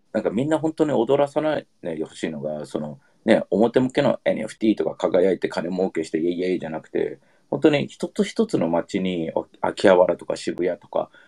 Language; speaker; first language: Japanese; early bilingual, heritage; Japanese